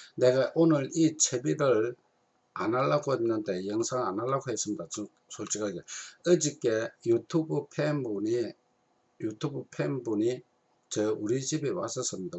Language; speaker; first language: Korean; native; Korean